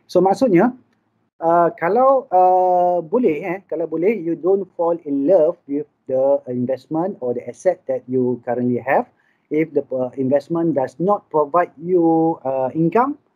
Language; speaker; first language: English; non-native, local second language; Malay